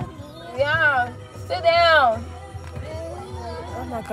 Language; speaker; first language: English; native; English